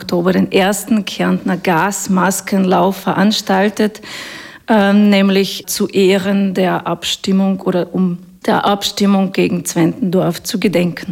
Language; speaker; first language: German; non-native, fluent; Russian